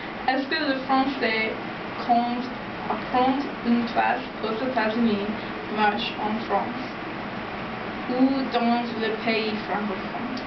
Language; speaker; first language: French; non-native, learner; English